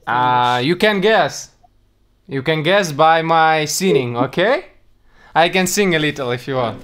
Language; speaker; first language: English; non-native, learner; Russian